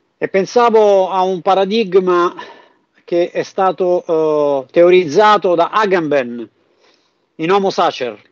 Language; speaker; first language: Italian; native; Italian